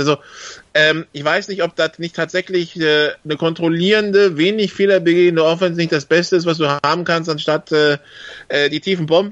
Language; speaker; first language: German; native; German